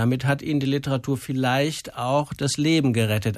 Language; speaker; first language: German; native; German